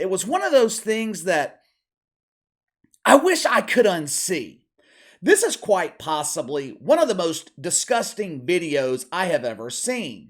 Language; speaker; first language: English; native; English